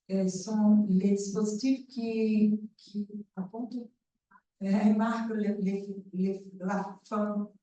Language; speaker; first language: French; non-native, learner; Portuguese